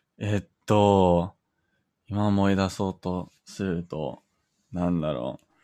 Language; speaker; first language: Japanese; non-native, fluent; English